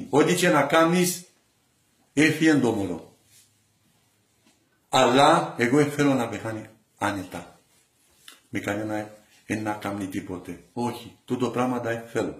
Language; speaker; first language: Greek; non-native, learner; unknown